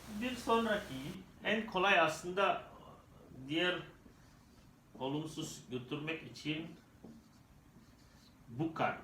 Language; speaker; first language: Turkish; non-native, learner; Indonesian